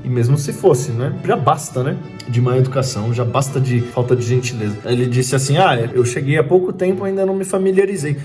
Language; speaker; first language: Portuguese; native; Portuguese